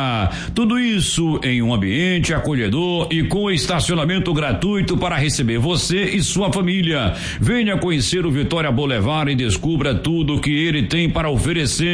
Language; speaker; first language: Portuguese; native; Portuguese